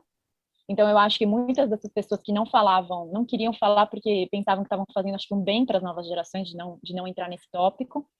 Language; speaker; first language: Portuguese; native; Portuguese